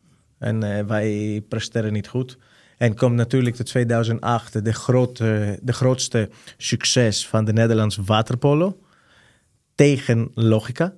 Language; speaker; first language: Dutch; non-native, fluent; Greek